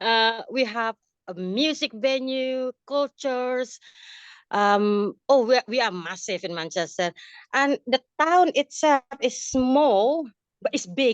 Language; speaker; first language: English; non-native, fluent; Indonesian